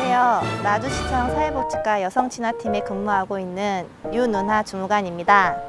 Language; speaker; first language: Korean; native; Korean